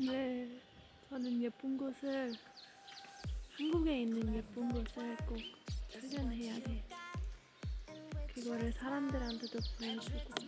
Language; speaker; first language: Korean; non-native, fluent; Persian